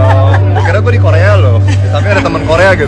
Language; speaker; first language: Indonesian; native; Indonesian